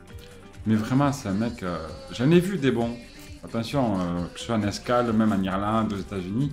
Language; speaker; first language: French; native; French